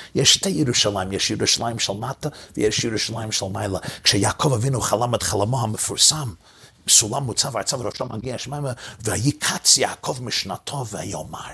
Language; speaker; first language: Hebrew; early bilingual, heritage; English